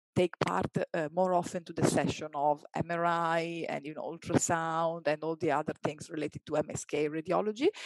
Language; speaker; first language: English; non-native, fluent; Italian